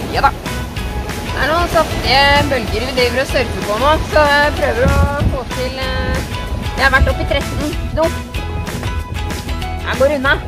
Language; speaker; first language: Norwegian; native; Norwegian